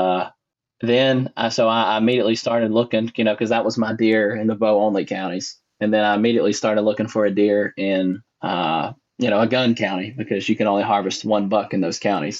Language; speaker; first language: English; native; English